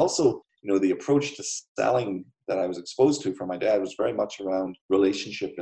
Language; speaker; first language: English; native; English